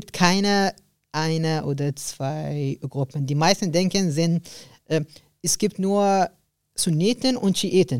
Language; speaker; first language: German; non-native, learner; Arabic